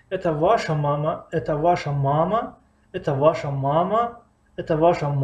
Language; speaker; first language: Russian; non-native, fluent; Tajik